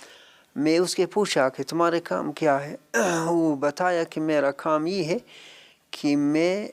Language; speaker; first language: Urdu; non-native, learner; Persian